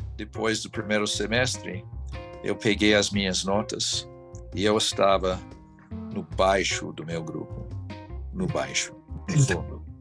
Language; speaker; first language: Portuguese; non-native, fluent; English